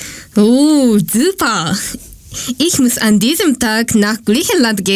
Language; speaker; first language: German; non-native, learner; Japanese